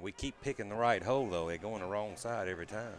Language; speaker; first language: English; native; English